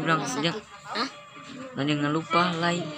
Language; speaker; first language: Malay; native; Malay